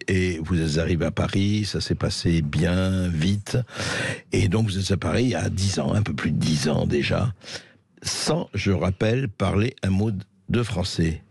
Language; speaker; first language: French; native; French